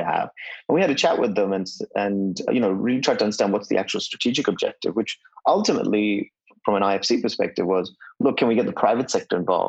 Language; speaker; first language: English; non-native, local second language; Hindi